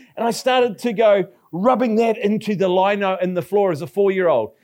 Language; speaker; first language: English; native; English